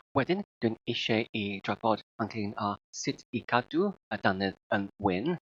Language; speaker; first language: Welsh; non-native, learner; Filipino